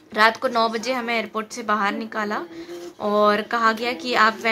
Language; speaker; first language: Hindi; native; Hindi